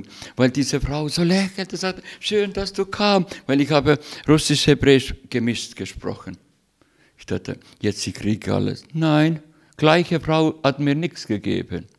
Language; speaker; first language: German; non-native, learner; Russian